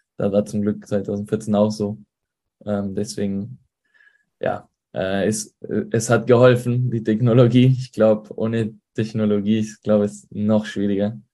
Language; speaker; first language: German; early bilingual, heritage; Spanish